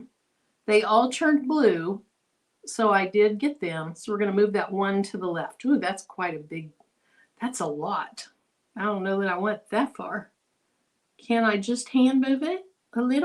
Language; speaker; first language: English; native; English